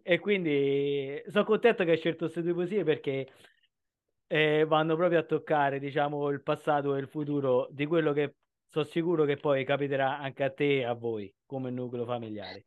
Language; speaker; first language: Italian; native; Italian